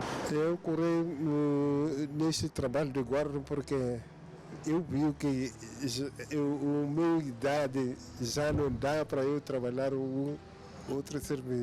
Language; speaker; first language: Portuguese; non-native, local second language; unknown